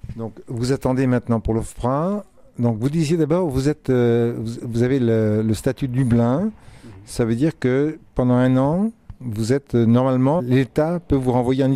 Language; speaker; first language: French; native; French